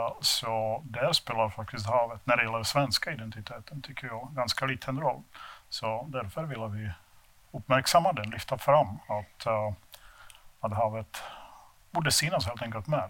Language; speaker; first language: Swedish; non-native, fluent; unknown